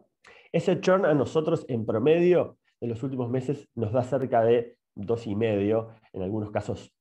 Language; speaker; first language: Spanish; native; Spanish